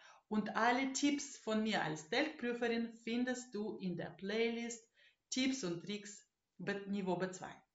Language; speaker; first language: German; non-native, fluent; Russian